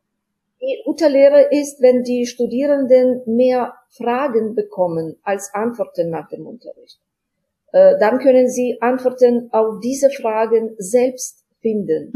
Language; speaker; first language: German; non-native, fluent; Ukrainian